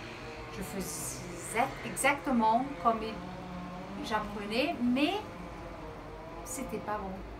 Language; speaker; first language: French; early bilingual, heritage; Portuguese